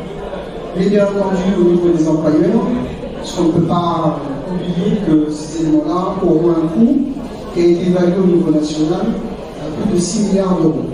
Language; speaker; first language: French; native; French